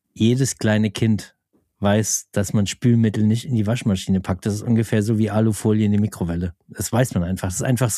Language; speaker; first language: German; native; German